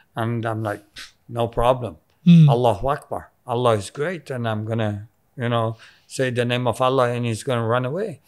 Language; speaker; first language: English; non-native, local second language; Persian